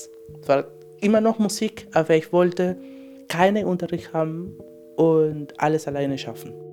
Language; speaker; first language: German; non-native, fluent; Spanish